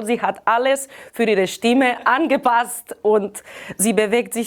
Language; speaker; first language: German; non-native, fluent; Catalan